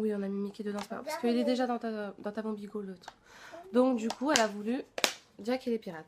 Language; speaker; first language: French; native; French